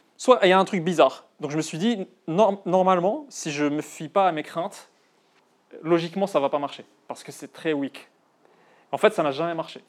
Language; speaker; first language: French; non-native, local second language; Arabic